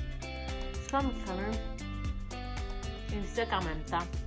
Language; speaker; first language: French; native; French